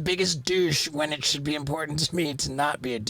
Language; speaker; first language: English; native; English